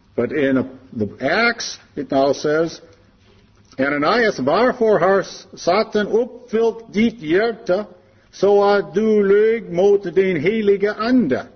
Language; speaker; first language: Swedish; non-native, learner; English